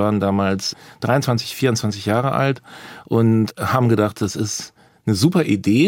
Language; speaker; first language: German; native; German